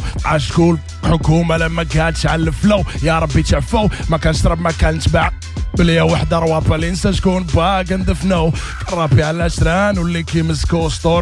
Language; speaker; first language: Arabic; native; Arabic